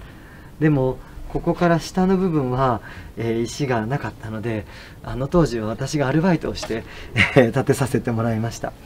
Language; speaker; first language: Japanese; native; Japanese